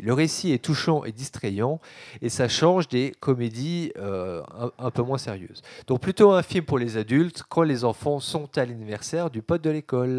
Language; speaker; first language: French; native; French